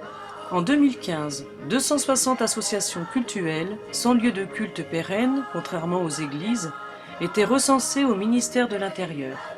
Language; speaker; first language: French; native; French